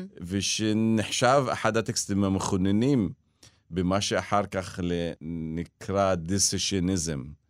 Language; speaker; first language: Hebrew; non-native, local second language; Arabic